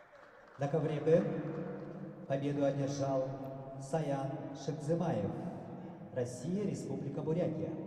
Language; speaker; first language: Russian; native; Russian